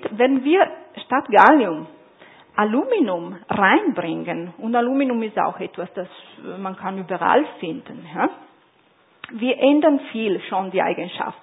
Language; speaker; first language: German; non-native, fluent; Italian